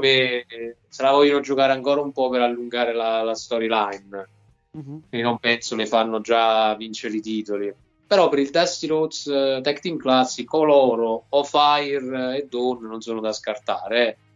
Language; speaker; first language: Italian; native; Italian